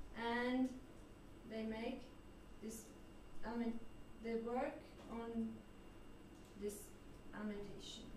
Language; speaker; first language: English; non-native, learner; French